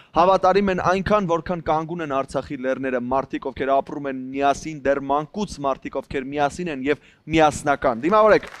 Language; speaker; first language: Armenian; native; Armenian